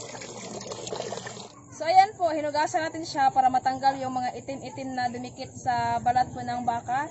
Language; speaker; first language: Filipino; non-native, local second language; Cebuano